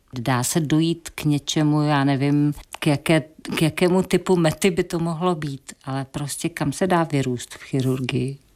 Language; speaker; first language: Czech; native; Czech